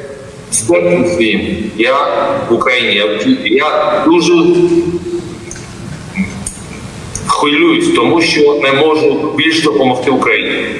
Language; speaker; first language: Ukrainian; non-native, fluent; Georgian